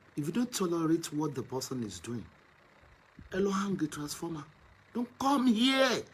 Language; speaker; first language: English; non-native, local second language; Yoruba